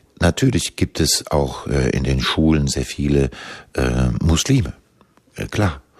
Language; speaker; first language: German; native; German